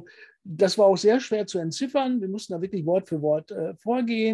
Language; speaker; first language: German; native; German